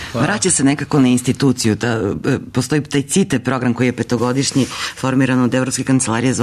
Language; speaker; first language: Serbian; native; Serbian